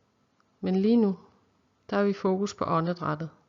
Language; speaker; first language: Danish; native; Danish